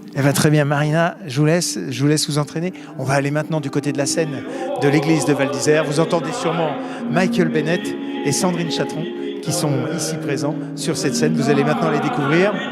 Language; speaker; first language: French; native; French